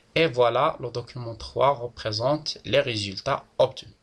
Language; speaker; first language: French; non-native, local second language; Arabic